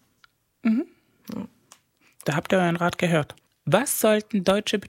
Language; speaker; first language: German; non-native, fluent; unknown